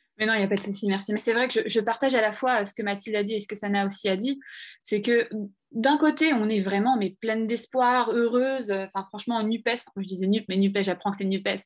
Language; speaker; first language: French; early bilingual, other home language; Arabic